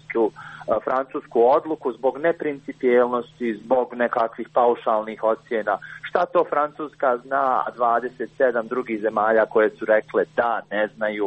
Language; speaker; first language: Croatian; native; Croatian